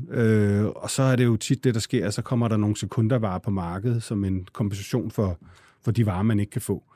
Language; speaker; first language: Danish; native; Danish